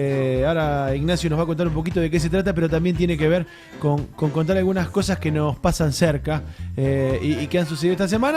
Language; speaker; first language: Spanish; native; Spanish